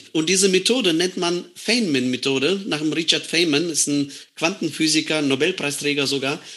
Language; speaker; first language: German; non-native, fluent; Estonian